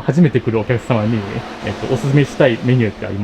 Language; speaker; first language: Japanese; native; Japanese